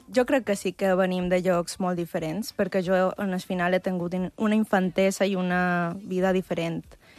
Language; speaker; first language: Catalan; early bilingual, other home language; Spanish